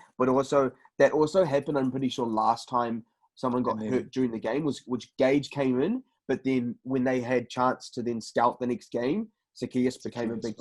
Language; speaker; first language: English; native; English